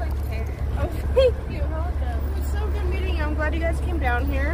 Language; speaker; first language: English; native; English